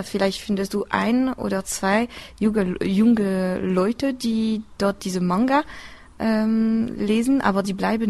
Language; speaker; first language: German; non-native, learner; French